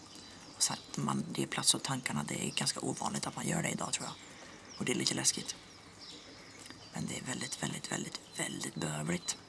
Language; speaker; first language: Swedish; native; Swedish